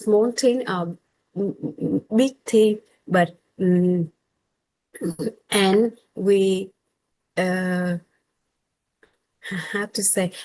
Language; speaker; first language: English; non-native, learner; Vietnamese